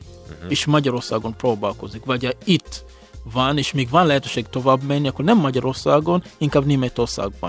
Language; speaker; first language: Hungarian; non-native, fluent; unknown